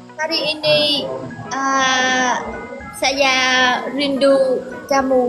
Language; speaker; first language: Indonesian; non-native, learner; Vietnamese